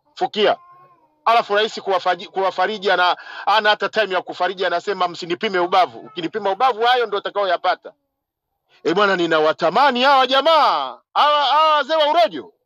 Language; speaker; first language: Swahili; native; Swahili